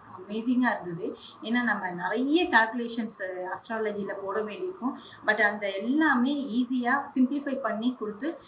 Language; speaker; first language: Tamil; non-native, local second language; Hindi